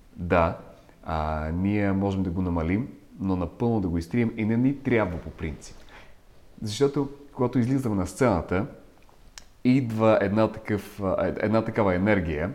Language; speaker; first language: Bulgarian; non-native, fluent; Russian